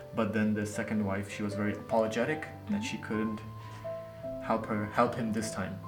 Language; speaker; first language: English; non-native, local second language; Nepali